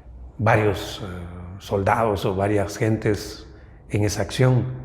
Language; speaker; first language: Spanish; native; Spanish